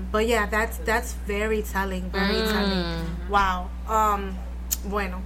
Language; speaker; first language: English; early bilingual, other home language; Spanish